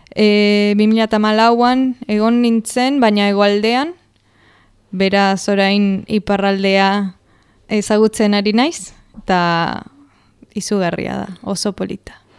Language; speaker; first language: Basque; non-native, fluent; Spanish